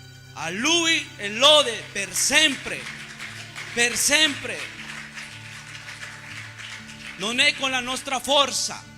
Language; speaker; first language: Italian; non-native, fluent; Spanish